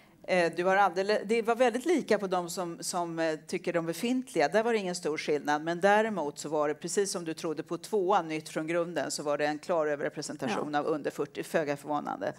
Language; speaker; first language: Swedish; native; Swedish